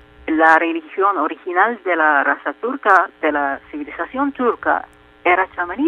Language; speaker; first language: Spanish; non-native, fluent; Turkish